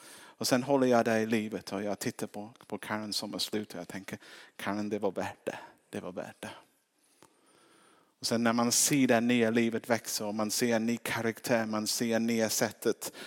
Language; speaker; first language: Swedish; non-native, fluent; English